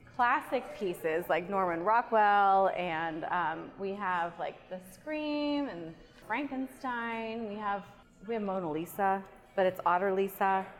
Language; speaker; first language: English; native; English